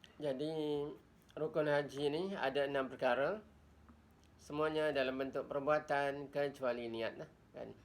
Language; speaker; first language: Malay; native; Malay